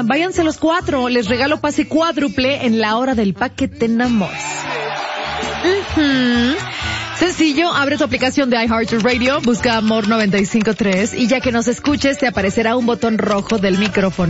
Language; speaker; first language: Spanish; native; Spanish